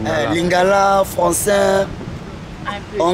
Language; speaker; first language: French; non-native, local second language; Lingala